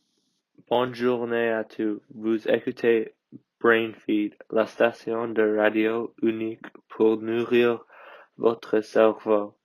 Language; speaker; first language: French; non-native, learner; English